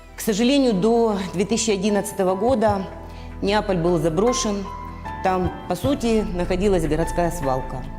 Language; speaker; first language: Russian; native; Russian